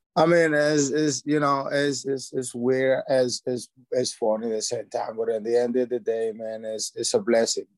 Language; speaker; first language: English; non-native, learner; Spanish